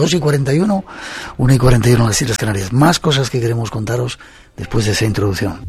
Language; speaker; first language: Spanish; native; Spanish